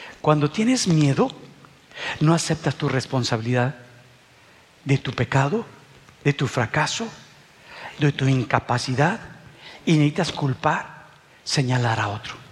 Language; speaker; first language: Spanish; native; Spanish